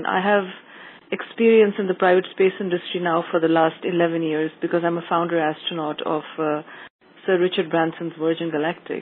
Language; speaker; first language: English; non-native, local second language; Urdu